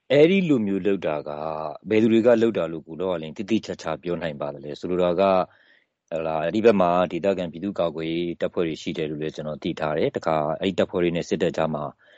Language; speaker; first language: Burmese; native; Burmese